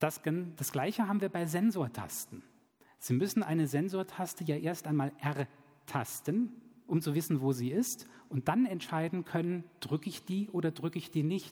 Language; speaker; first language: German; native; German